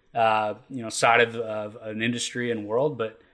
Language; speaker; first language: English; native; English